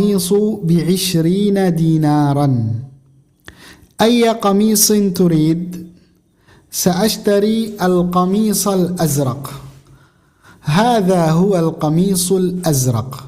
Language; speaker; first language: Arabic; non-native, fluent; Indonesian